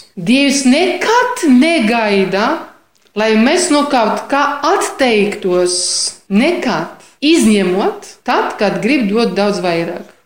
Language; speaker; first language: Latvian; non-native, fluent; Polish